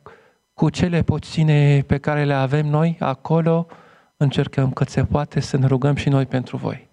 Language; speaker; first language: Romanian; non-native, fluent; Arabic